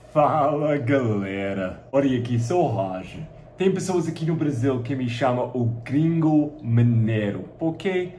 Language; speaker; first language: Portuguese; non-native, fluent; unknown